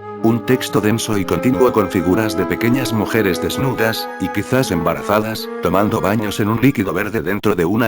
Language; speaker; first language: Spanish; native; Spanish